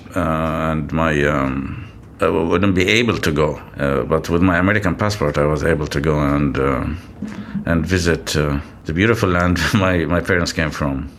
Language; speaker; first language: English; non-native, fluent; Arabic